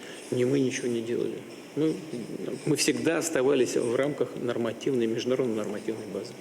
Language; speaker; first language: Russian; native; Russian